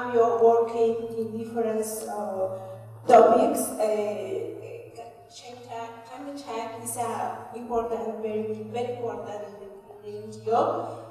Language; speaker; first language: English; non-native, learner; Spanish